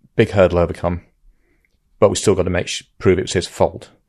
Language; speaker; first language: English; native; English